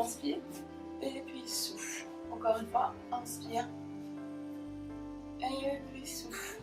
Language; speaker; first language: French; native; French